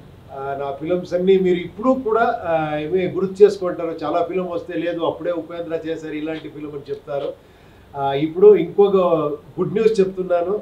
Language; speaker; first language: Telugu; non-native, local second language; Kannada